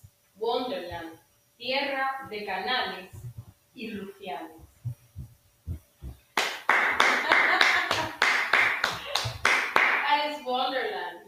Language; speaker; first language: English; non-native, learner; Spanish